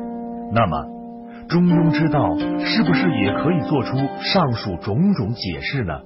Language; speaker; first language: Chinese; native; Chinese